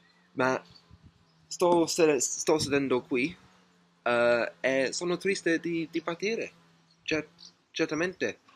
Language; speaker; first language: Italian; non-native, learner; English